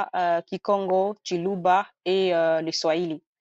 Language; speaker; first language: French; non-native, local second language; Nande